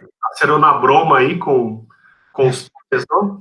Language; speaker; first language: Spanish; non-native, fluent; Portuguese